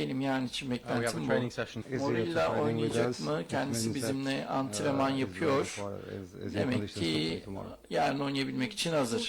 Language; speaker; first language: Turkish; non-native, learner; Portuguese